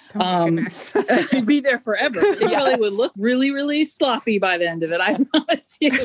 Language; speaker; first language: English; native; English